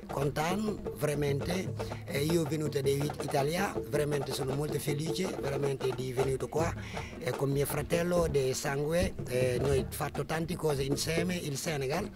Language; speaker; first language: Italian; non-native, learner; Wolof